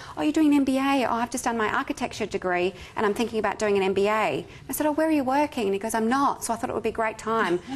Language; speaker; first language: English; native; English